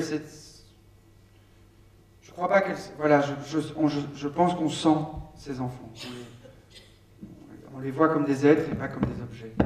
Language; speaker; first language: French; native; French